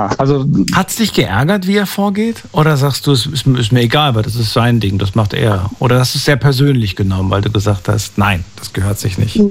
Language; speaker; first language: German; native; German